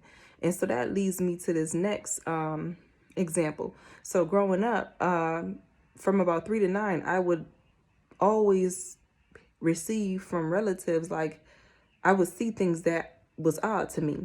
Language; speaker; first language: English; native; English